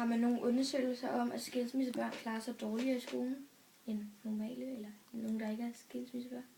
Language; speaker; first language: Danish; native; Danish